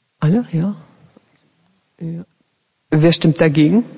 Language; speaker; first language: German; native; German